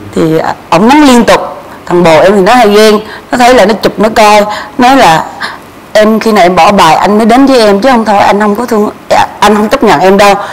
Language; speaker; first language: Vietnamese; native; Vietnamese